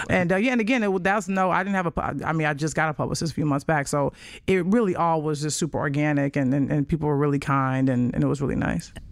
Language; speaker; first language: English; native; English